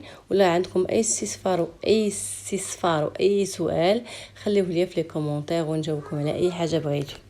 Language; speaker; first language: Arabic; native; Arabic